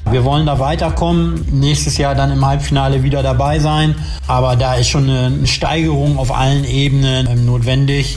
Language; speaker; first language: German; native; German